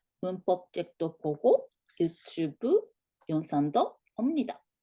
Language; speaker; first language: Korean; non-native, learner; Japanese